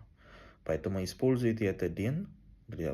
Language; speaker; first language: Russian; non-native, learner; Tamil